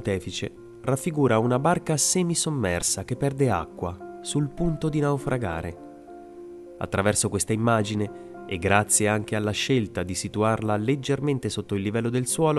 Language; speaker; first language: Italian; native; Italian